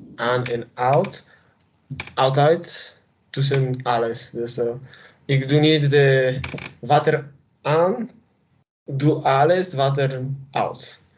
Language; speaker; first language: Dutch; non-native, learner; Bulgarian